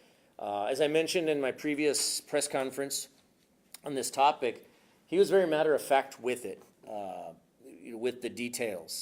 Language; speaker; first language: English; native; English